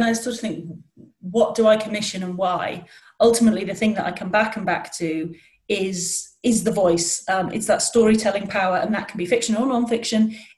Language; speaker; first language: English; native; English